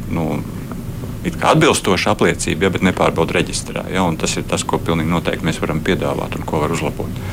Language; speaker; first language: Latvian; native; Latvian